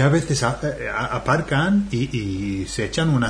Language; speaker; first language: Spanish; non-native, fluent; English